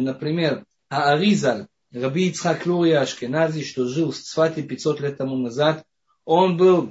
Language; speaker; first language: Russian; non-native, fluent; Hebrew